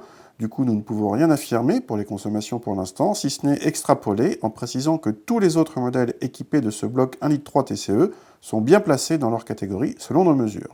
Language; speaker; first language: French; native; French